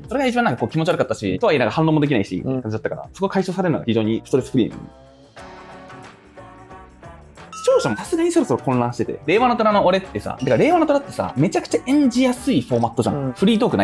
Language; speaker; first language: Japanese; native; Japanese